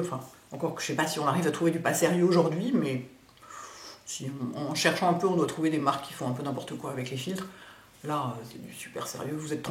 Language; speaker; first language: French; native; French